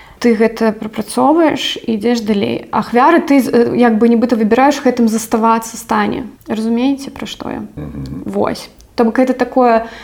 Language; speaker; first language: Belarusian; non-native, local second language; Russian